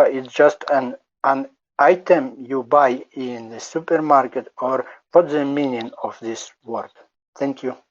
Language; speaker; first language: English; non-native, learner; Ukrainian